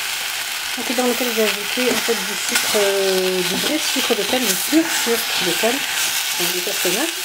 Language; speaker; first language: French; native; French